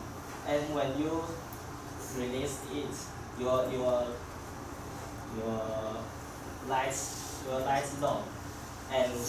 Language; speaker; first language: English; non-native, learner; Chinese